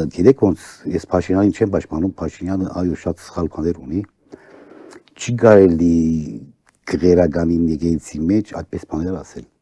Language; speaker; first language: Armenian; early bilingual, heritage; Armenian